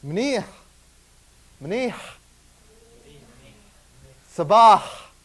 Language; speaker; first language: Arabic; native; Arabic